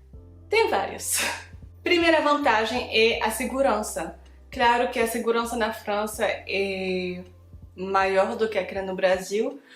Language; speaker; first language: Portuguese; non-native, fluent; French